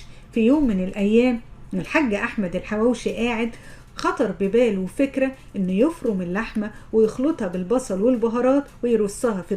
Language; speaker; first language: Arabic; native; Arabic